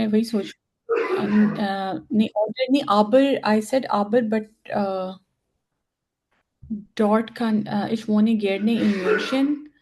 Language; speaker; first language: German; non-native, learner; Hindi